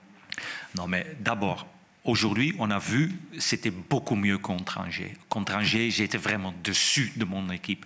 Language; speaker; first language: French; non-native, fluent; Dutch